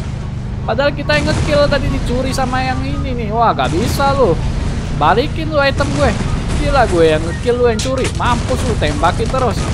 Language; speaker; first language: Indonesian; native; Indonesian